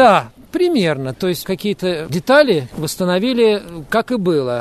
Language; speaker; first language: Russian; native; Russian